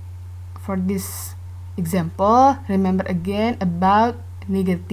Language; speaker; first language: English; non-native, learner; Indonesian